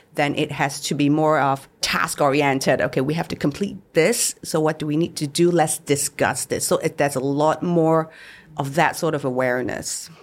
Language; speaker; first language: English; non-native, local second language; Cantonese